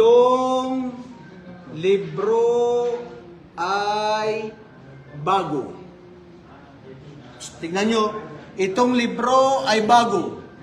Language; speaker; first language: Filipino; non-native, local second language; Maranao